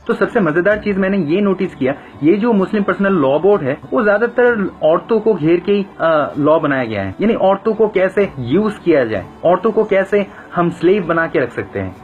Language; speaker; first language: Hindi; non-native, fluent; Bangla